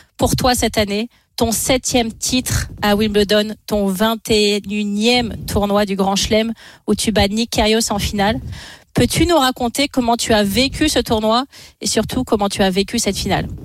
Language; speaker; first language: French; native; French